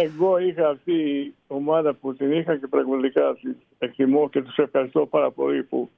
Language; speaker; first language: Greek; non-native, fluent; Serbian